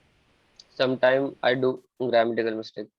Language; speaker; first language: English; non-native, local second language; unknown